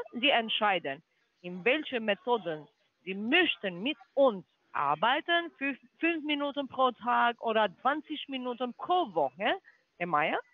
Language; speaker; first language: German; non-native, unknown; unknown